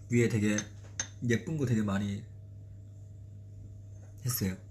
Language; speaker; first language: Korean; non-native, fluent; Chinese